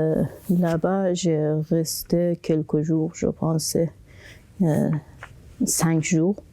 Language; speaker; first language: French; non-native, local second language; Persian